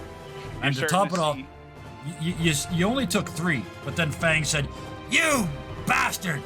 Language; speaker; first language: English; native; English